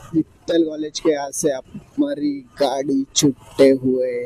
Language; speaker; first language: Hindi; non-native, local second language; Marathi